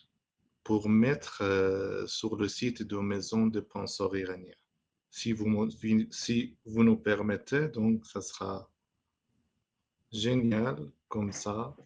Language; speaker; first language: French; non-native, fluent; Persian